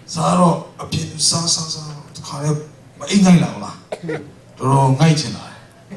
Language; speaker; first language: Burmese; non-native, local second language; Kachin